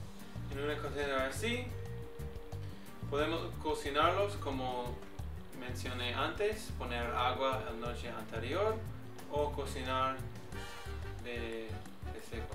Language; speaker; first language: Spanish; early bilingual, heritage; English